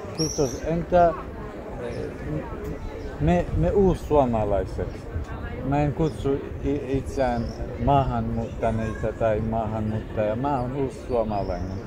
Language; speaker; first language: Finnish; non-native, learner; Kurdish